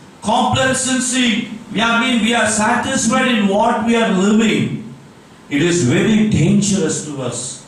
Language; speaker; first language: English; non-native, local second language; Tamil